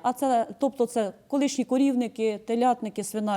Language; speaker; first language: Ukrainian; native; Ukrainian